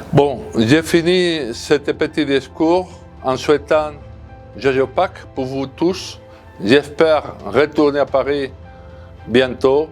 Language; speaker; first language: French; non-native, fluent; Spanish